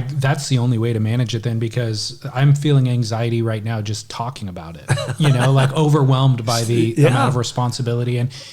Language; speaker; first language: English; native; English